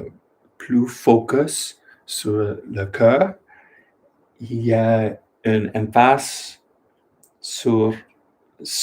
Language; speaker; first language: French; non-native, learner; English